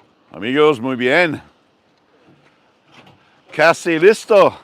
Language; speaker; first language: Spanish; non-native, learner; English